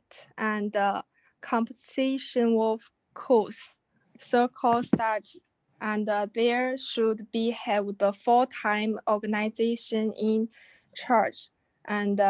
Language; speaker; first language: English; non-native, learner; Chinese